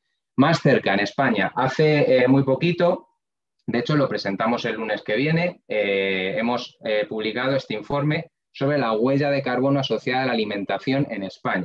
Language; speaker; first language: Spanish; native; Spanish